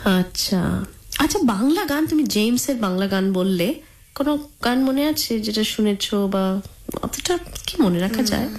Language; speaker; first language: Bangla; native; Bangla